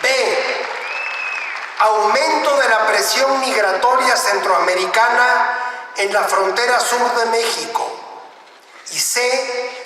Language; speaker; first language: Spanish; native; Spanish